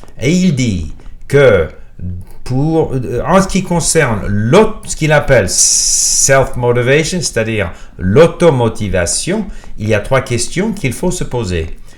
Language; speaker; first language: French; non-native, fluent; English